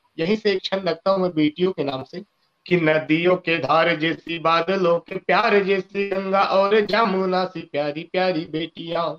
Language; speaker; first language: Hindi; native; Hindi